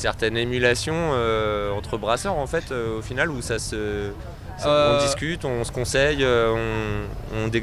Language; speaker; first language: French; native; French